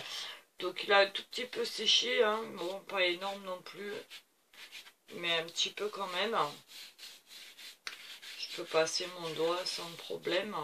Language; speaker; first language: French; native; French